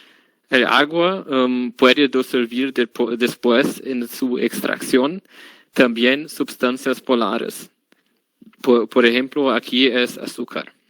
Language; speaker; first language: Spanish; non-native, learner; German